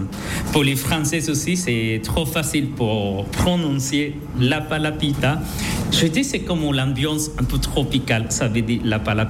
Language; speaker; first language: French; non-native, fluent; Spanish